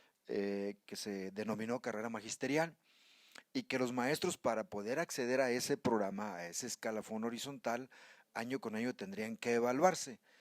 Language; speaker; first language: Spanish; native; Spanish